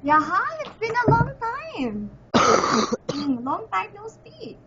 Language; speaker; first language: English; non-native, local second language; Filipino